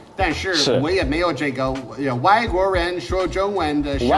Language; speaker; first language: Chinese; non-native, fluent; English